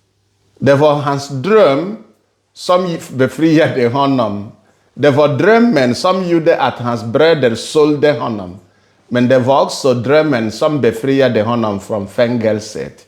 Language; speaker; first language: Swedish; non-native, fluent; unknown